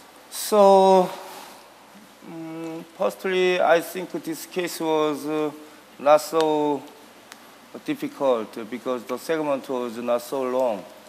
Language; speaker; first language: English; non-native, learner; Korean